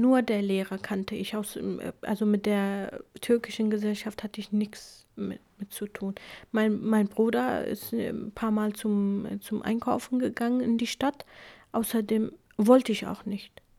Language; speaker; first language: German; non-native, fluent; Kurdish